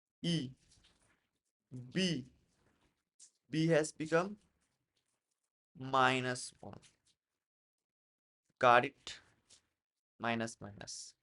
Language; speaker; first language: English; non-native, local second language; Hindi